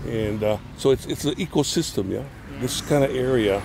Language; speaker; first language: English; native; English